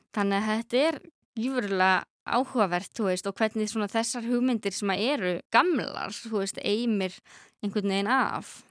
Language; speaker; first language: Icelandic; native; Icelandic